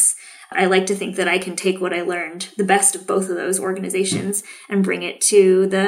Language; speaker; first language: English; native; English